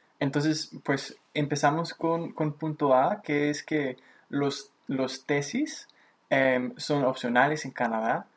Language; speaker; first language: Spanish; native; Spanish